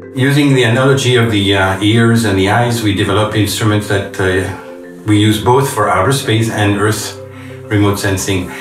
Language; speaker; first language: English; non-native, fluent; French